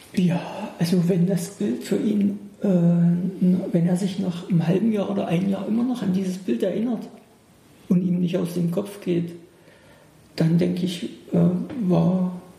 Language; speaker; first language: German; native; German